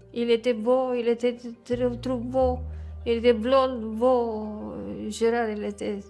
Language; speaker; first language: French; non-native, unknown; Romanian